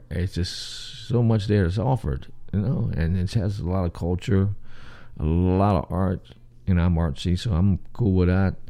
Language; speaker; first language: English; native; English